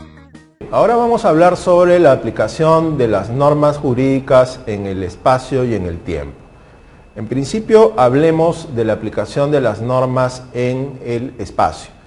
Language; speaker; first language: Spanish; native; Spanish